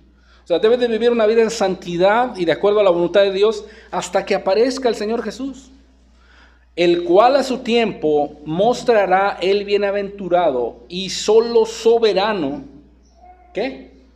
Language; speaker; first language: Spanish; native; Spanish